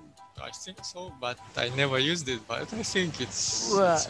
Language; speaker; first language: English; non-native, fluent; Russian